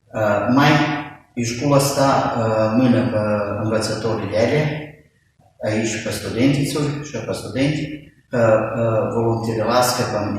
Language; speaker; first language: Romanian; early bilingual, heritage; Romanian